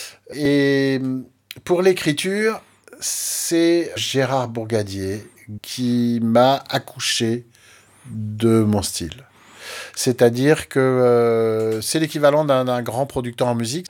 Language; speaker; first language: French; native; French